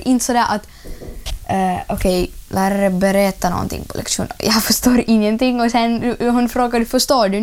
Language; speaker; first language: Swedish; non-native, learner; Russian